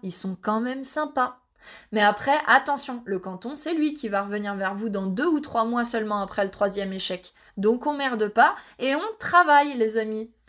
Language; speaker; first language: French; native; French